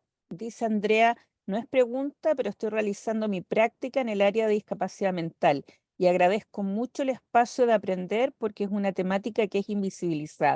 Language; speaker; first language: Spanish; native; Spanish